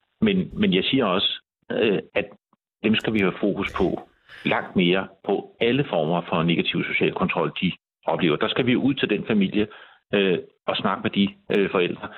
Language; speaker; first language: Danish; native; Danish